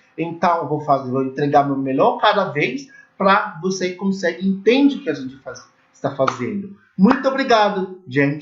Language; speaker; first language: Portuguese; non-native, learner; English